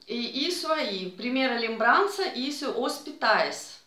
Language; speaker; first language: Portuguese; non-native, fluent; Russian